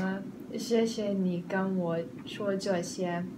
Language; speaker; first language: Chinese; non-native, learner; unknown